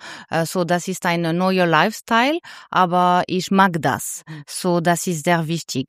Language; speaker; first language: German; non-native, learner; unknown